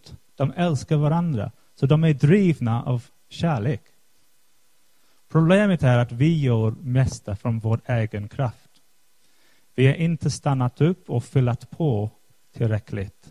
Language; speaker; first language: Swedish; non-native, fluent; English